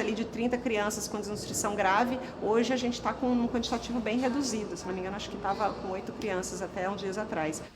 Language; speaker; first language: Portuguese; native; Portuguese